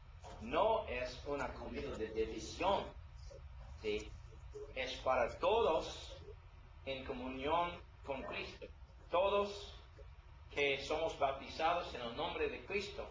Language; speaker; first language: Spanish; non-native, learner; English